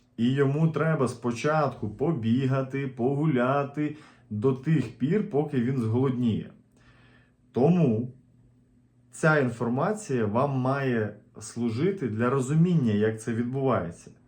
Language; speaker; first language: Ukrainian; native; Ukrainian